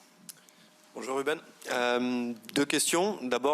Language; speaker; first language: French; native; French